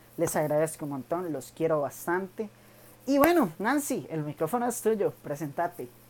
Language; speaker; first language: Spanish; native; Spanish